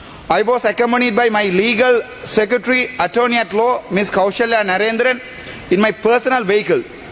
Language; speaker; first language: English; non-native, local second language; Tamil